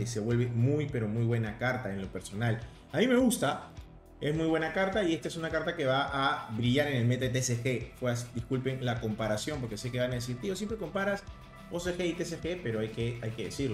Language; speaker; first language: Spanish; native; Spanish